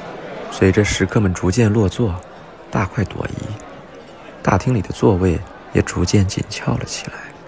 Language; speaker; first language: Chinese; native; Chinese